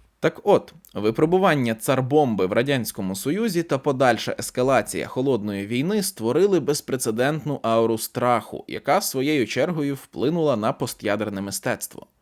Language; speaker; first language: Ukrainian; native; Ukrainian